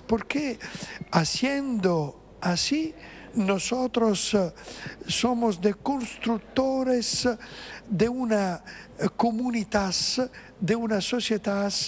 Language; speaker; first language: Spanish; non-native, fluent; Italian